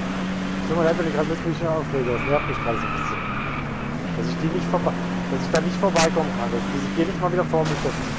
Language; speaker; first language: German; native; German